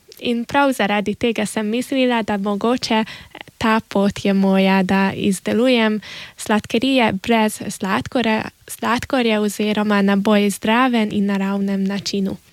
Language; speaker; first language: Slovenian; early bilingual, heritage; Slovenian